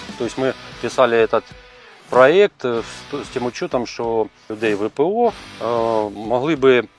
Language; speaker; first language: Ukrainian; non-native, local second language; Russian